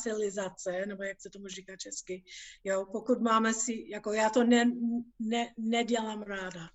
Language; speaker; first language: Czech; non-native, fluent; English